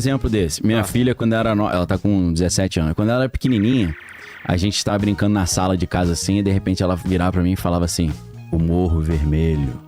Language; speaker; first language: Portuguese; native; Portuguese